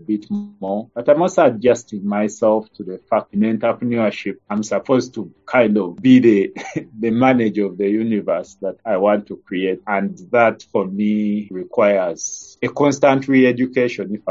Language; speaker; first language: English; non-native, local second language; Ganda